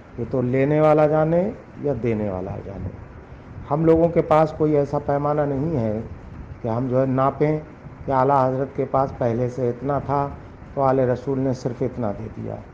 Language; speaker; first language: Urdu; native; Urdu